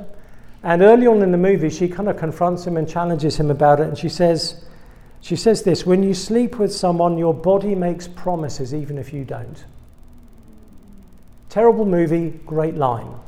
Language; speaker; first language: English; native; English